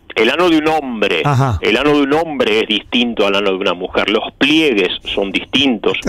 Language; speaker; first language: Spanish; native; Spanish